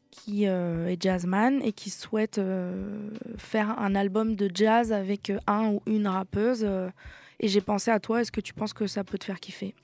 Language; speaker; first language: French; native; French